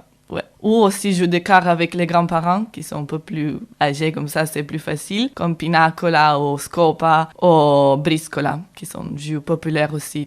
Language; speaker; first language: French; non-native, learner; Italian